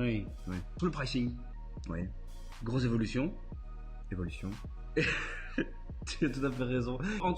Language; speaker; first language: French; native; French